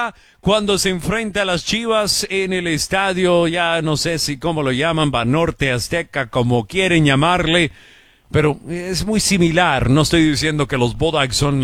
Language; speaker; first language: Spanish; early bilingual, heritage; Spanish